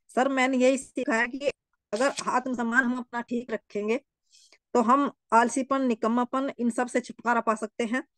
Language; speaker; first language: Hindi; native; Hindi